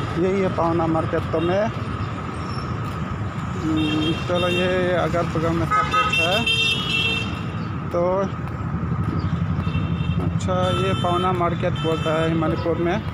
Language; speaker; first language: Hindi; non-native, local second language; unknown